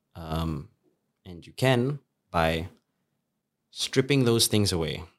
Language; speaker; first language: English; native; English